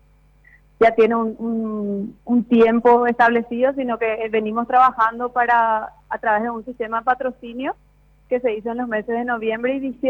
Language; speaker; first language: Spanish; native; Spanish